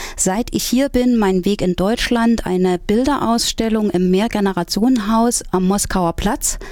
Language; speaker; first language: German; native; German